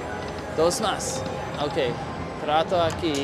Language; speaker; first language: Spanish; non-native, learner; English